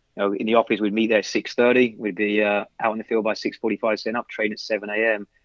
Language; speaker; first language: English; native; English